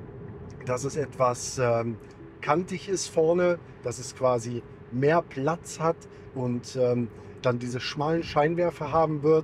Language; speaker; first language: German; native; German